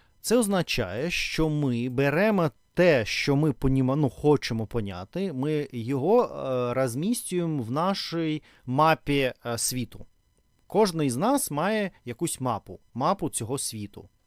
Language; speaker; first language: Ukrainian; non-native, learner; Russian